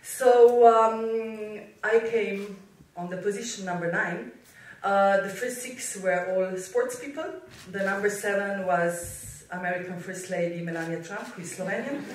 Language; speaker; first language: English; non-native, fluent; Slovenian